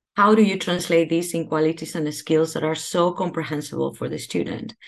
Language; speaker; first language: English; non-native, fluent; Spanish